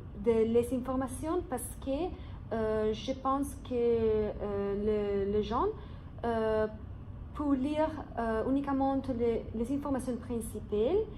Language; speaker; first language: French; non-native, fluent; English